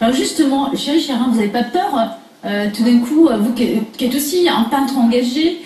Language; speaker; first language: French; native; French